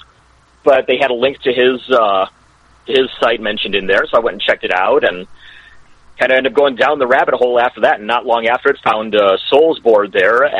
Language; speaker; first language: English; native; English